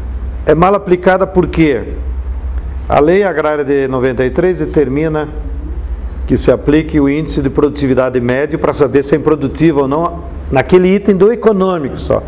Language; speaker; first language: Portuguese; native; Portuguese